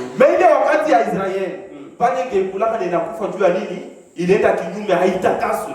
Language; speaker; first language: Swahili; native; Swahili